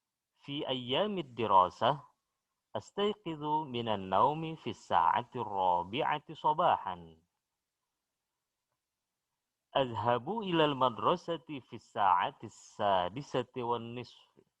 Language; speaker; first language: Arabic; non-native, fluent; Indonesian